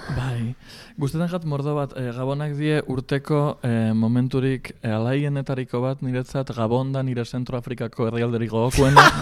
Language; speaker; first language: Basque; non-native, local second language; Spanish